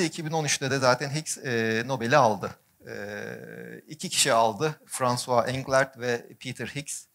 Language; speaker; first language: Turkish; native; Turkish